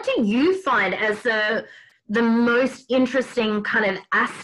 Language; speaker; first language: English; native; English